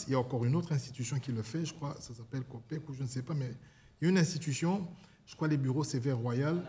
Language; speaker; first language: French; non-native, local second language; Lingala